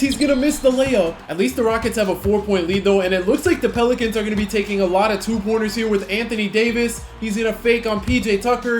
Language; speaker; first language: English; native; English